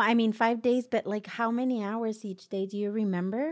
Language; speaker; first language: English; early bilingual, other home language; Spanish